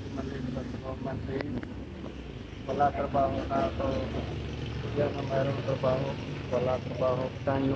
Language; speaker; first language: Filipino; non-native, learner; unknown